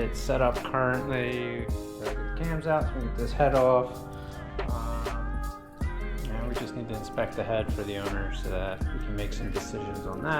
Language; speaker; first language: English; native; English